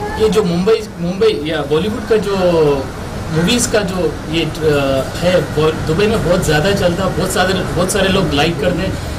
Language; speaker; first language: Hindi; early bilingual, heritage; Hindi